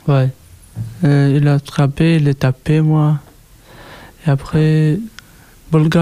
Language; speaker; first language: French; non-native, learner; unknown